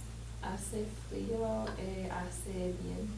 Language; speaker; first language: Spanish; non-native, learner; English